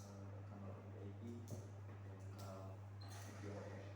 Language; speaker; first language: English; non-native, learner; Indonesian